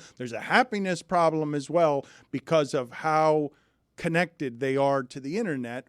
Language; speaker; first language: English; native; English